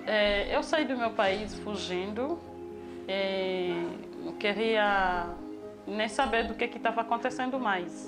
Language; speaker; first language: Portuguese; non-native, fluent; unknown